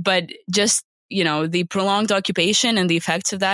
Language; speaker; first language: English; non-native, fluent; Ukrainian